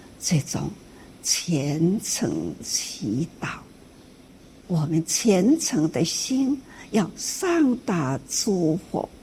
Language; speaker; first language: Chinese; non-native, local second language; Min Nan Chinese